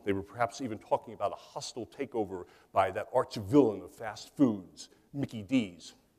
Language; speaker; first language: English; native; English